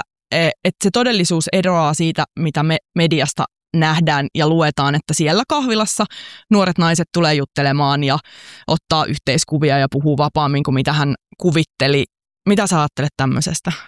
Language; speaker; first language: Finnish; native; Finnish